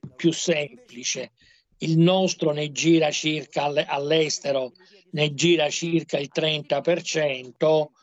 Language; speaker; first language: Italian; native; Italian